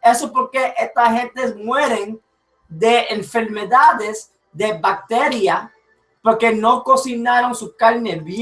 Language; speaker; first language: Spanish; early bilingual, heritage; English